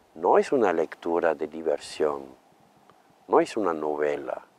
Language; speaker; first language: Spanish; non-native, fluent; German